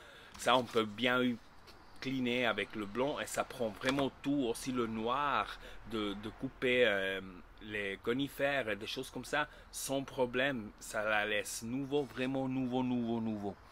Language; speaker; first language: French; non-native, learner; Spanish